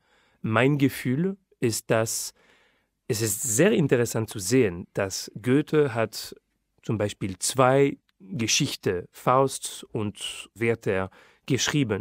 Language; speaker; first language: German; non-native, fluent; French